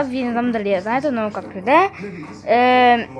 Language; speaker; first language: Bulgarian; early bilingual, heritage; Bulgarian